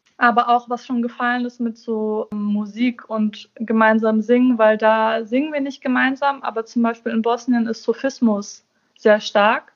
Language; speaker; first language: German; early bilingual, other home language; Persian